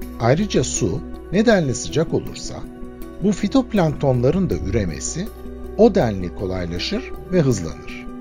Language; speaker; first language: Turkish; native; Turkish